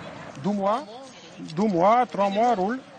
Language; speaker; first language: French; non-native, learner; Bulgarian